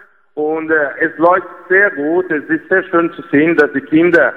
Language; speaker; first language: German; non-native, fluent; Portuguese